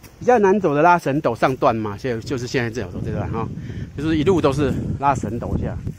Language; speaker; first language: Chinese; native; Chinese